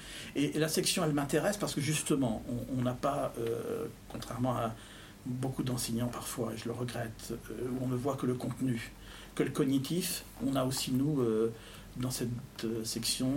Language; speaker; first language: French; native; French